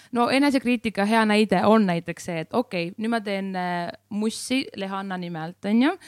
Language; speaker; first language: Estonian; native; Estonian